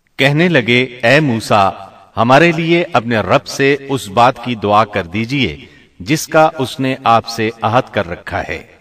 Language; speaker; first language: Urdu; native; Urdu